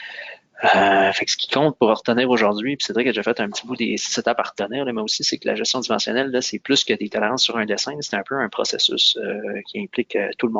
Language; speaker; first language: French; native; French